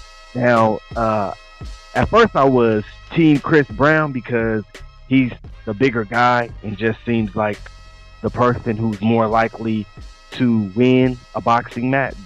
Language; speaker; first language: English; native; English